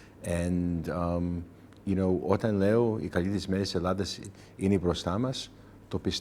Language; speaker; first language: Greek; early bilingual, heritage; English